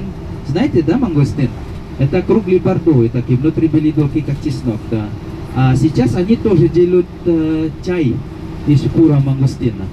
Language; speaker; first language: Russian; non-native, fluent; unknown